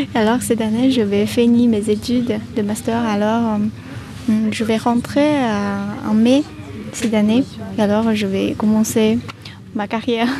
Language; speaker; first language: French; non-native, fluent; Chinese